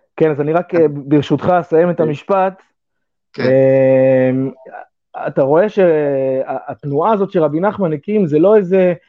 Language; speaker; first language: Hebrew; native; Hebrew